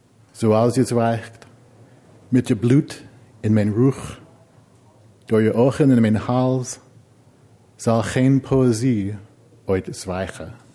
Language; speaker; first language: Dutch; non-native, fluent; English